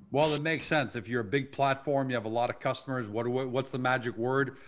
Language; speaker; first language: English; native; English